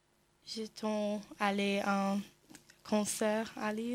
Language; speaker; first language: French; non-native, learner; English